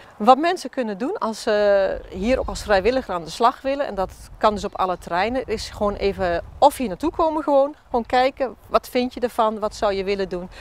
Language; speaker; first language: Dutch; native; Dutch